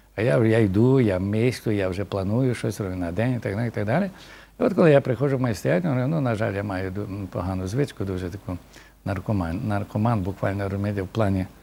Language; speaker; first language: Ukrainian; native; Ukrainian